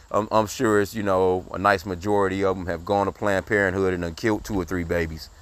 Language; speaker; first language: English; native; English